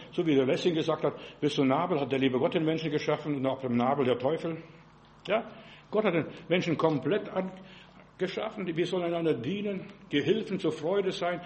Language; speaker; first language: German; non-native, fluent; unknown